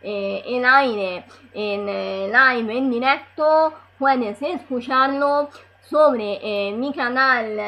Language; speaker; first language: Spanish; non-native, learner; Italian